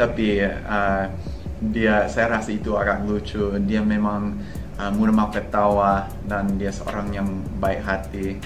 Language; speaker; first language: Indonesian; non-native, fluent; English